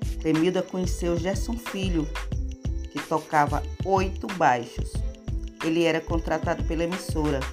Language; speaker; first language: Portuguese; native; Portuguese